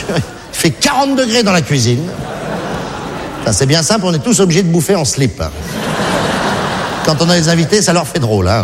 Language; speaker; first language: French; native; French